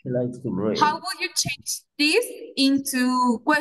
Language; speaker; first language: English; non-native, fluent; Spanish